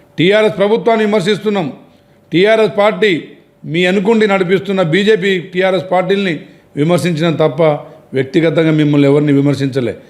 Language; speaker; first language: Telugu; non-native, local second language; Lambadi